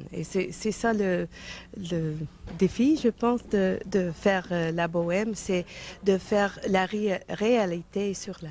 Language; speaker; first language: French; non-native, fluent; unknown